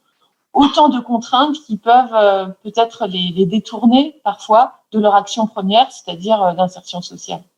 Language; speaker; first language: French; native; French